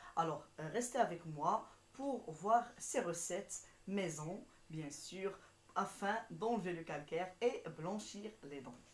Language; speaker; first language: French; non-native, local second language; Arabic